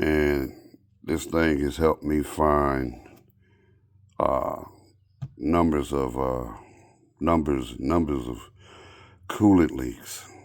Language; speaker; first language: English; native; English